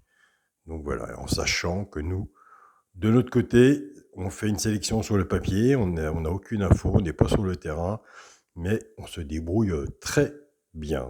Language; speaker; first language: French; native; French